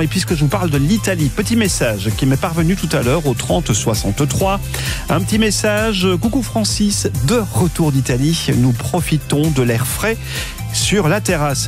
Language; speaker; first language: French; native; French